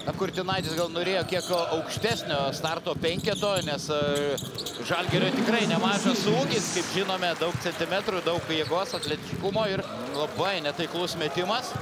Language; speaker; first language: Lithuanian; native; Lithuanian